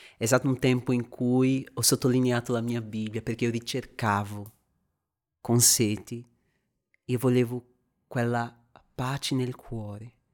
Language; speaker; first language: Italian; non-native, fluent; Portuguese